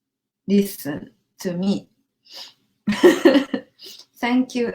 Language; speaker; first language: English; non-native, learner; Japanese